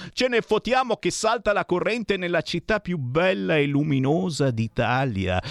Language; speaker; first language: Italian; native; Italian